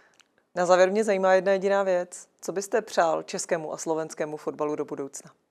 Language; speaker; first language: Czech; native; Czech